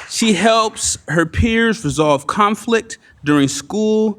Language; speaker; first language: English; native; English